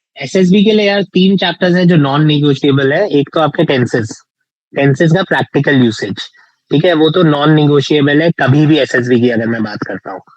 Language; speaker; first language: Hindi; native; Hindi